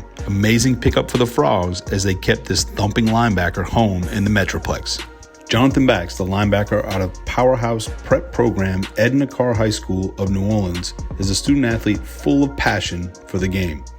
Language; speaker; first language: English; native; English